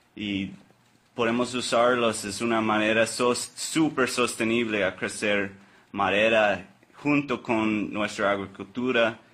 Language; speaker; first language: Spanish; non-native, learner; English